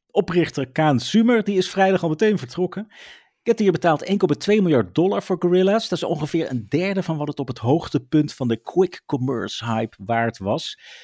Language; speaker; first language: Dutch; native; Dutch